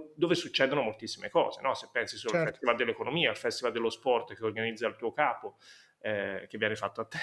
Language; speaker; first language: Italian; native; Italian